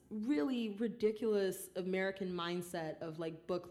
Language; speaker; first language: English; early bilingual, other home language; Haitian Creole